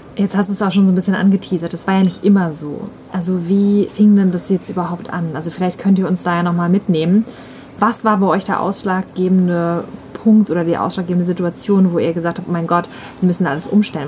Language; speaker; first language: German; native; German